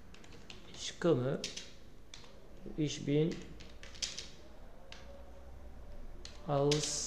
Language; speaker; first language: German; non-native, learner; Arabic